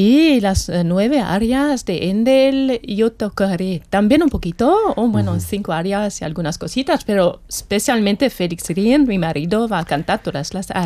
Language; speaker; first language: Spanish; non-native, fluent; German